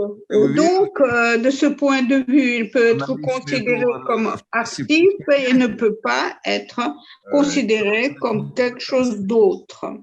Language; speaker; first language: French; non-native, fluent; Russian